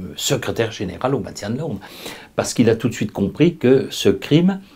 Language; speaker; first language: French; native; French